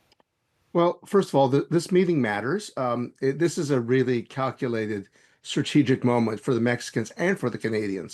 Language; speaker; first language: English; native; English